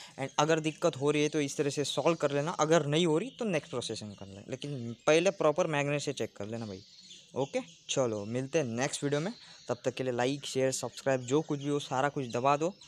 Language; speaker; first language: Hindi; non-native, local second language; Marathi